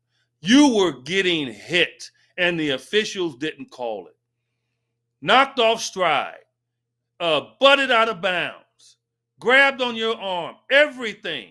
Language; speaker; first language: English; native; English